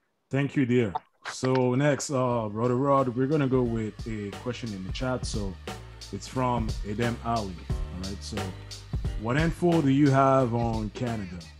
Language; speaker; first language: English; native; English